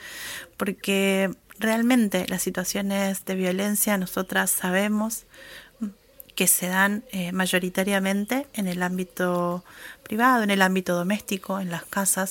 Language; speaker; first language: Spanish; native; Spanish